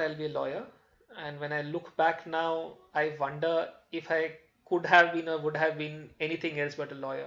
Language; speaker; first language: English; non-native, local second language; Hindi